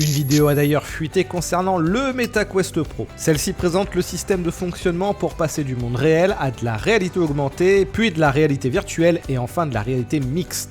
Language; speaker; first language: French; native; French